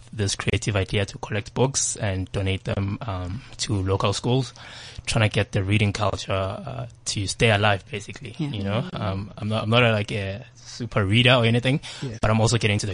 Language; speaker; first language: English; non-native, local second language; Zulu